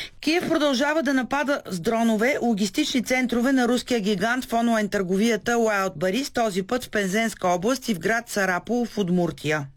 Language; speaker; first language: Bulgarian; native; Bulgarian